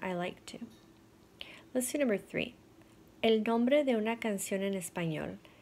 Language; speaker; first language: Spanish; non-native, fluent; English